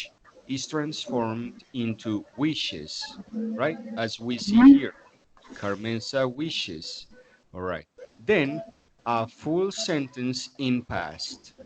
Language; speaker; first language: English; non-native, fluent; Spanish